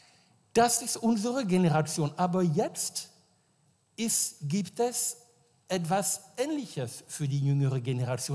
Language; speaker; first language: German; non-native, fluent; French